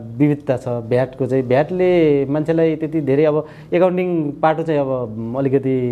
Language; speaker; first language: Nepali; native; Nepali